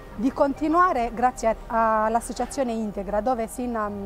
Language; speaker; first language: Italian; non-native, fluent; Albanian